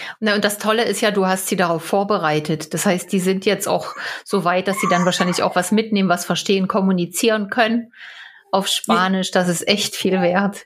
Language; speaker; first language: German; native; German